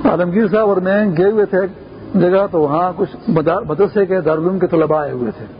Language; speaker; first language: Urdu; non-native, local second language; Pashto